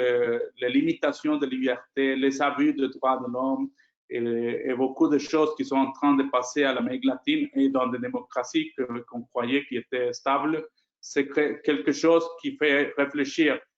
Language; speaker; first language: French; non-native, fluent; Spanish